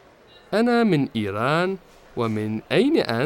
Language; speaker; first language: Arabic; non-native, fluent; Persian